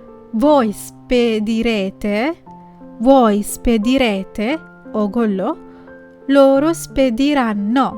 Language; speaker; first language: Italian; non-native, fluent; Sinhala